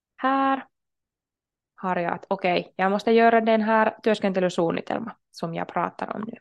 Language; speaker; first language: Swedish; non-native, local second language; Finnish